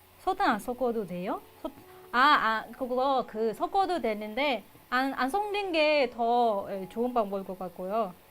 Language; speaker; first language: Korean; non-native, fluent; Chinese